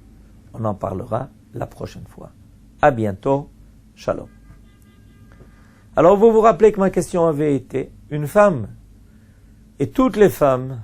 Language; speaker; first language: French; native; French